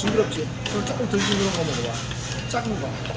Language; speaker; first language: Korean; native; Korean